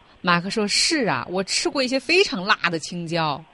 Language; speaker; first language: Chinese; native; Chinese